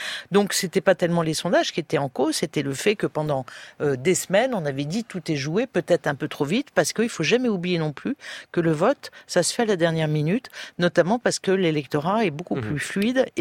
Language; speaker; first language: French; native; French